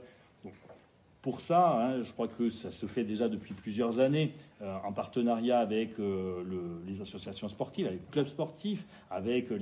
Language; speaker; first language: French; native; French